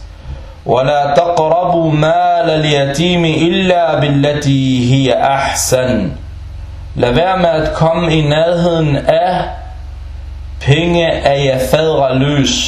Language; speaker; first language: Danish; early bilingual, other home language; Arabic